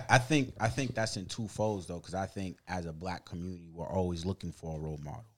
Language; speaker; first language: English; early bilingual, other home language; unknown